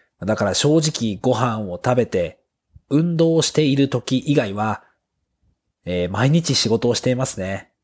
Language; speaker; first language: Japanese; native; Japanese